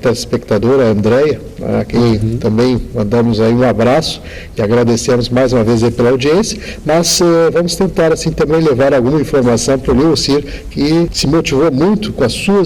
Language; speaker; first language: Portuguese; native; Portuguese